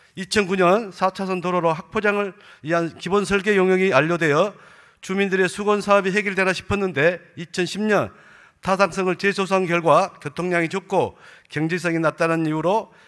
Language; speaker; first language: Korean; native; Korean